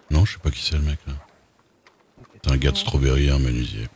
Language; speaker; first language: French; native; French